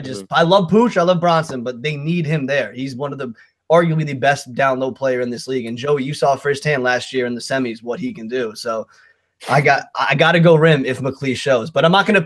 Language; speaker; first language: English; native; English